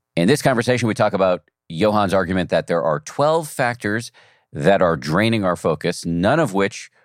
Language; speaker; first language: English; native; English